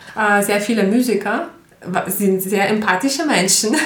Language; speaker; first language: German; non-native, fluent; Ukrainian